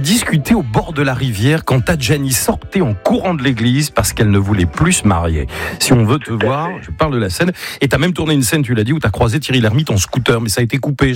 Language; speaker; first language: French; native; French